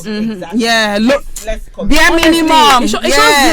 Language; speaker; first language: English; non-native, local second language; Yoruba